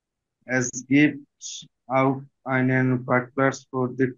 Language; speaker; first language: German; non-native, learner; Bangla